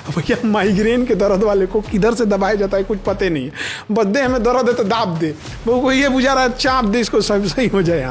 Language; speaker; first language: Hindi; native; Hindi